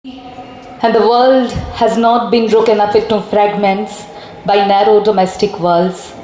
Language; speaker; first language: English; non-native, local second language; Bangla